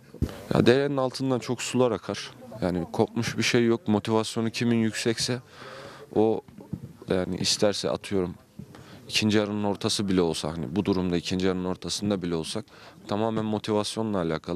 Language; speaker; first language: Turkish; native; Turkish